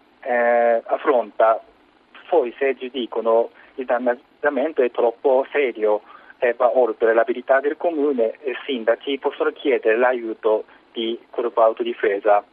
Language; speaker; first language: Italian; non-native, learner; Japanese